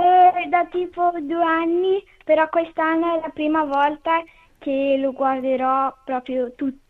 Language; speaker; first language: Italian; early bilingual, heritage; Italian